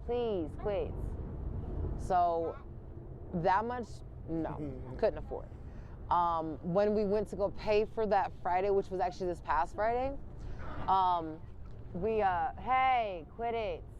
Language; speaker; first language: English; native; English